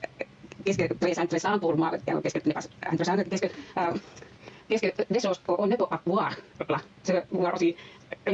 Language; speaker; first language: French; non-native, learner; Finnish